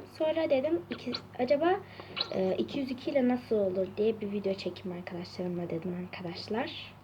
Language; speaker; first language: Turkish; native; Turkish